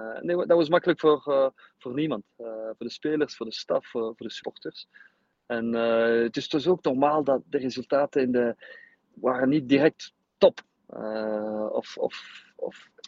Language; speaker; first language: Dutch; non-native, fluent; English